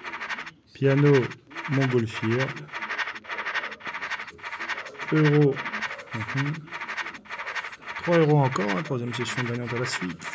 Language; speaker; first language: French; native; French